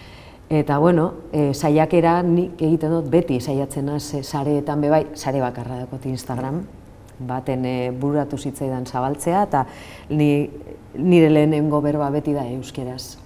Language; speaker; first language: Basque; non-native, local second language; Spanish